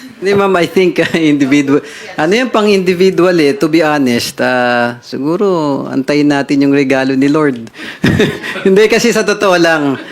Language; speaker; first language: Filipino; native; Filipino